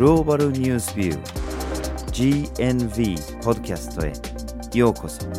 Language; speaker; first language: Japanese; non-native, fluent; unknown